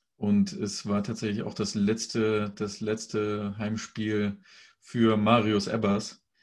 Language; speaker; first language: German; native; German